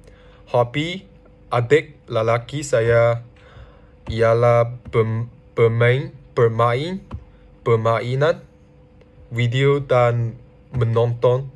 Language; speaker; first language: Indonesian; non-native, learner; Chinese